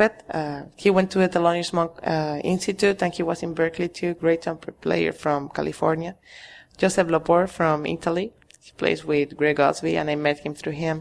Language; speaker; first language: English; non-native, fluent; Spanish